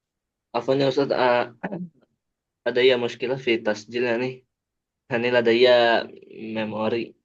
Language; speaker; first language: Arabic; non-native, learner; Indonesian